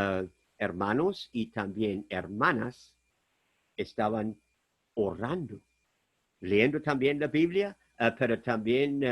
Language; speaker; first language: Spanish; non-native, fluent; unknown